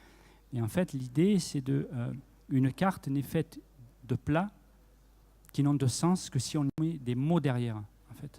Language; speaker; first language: French; native; French